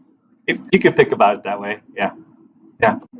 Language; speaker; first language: English; native; English